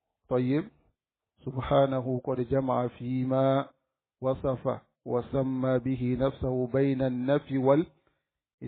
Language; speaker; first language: Arabic; non-native, fluent; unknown